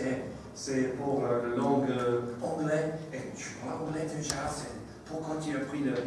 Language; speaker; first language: French; non-native, learner; English